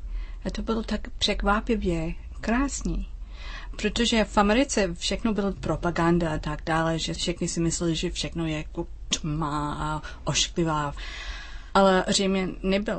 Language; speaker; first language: Czech; non-native, learner; English